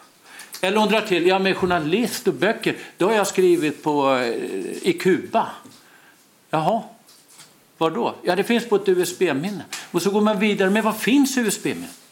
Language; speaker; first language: Swedish; native; Swedish